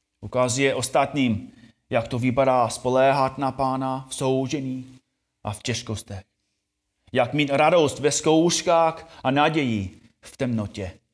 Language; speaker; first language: Czech; non-native, fluent; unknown